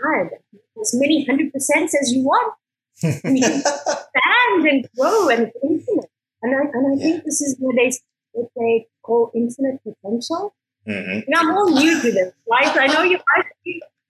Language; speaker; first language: English; native; English